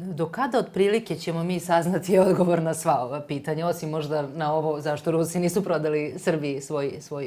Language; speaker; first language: Serbian; native; Serbian